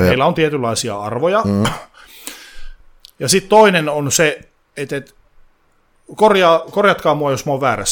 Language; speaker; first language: Finnish; native; Finnish